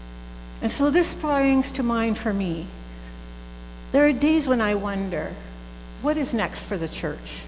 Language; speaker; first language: English; native; English